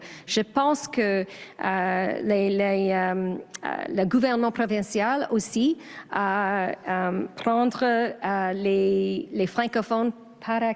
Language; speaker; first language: French; non-native, learner; English